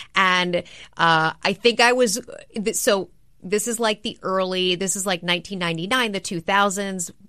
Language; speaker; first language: English; native; English